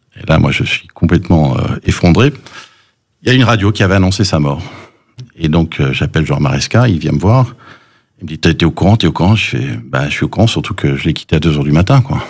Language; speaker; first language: French; early bilingual, other home language; English